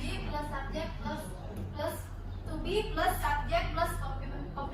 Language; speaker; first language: English; non-native, learner; Indonesian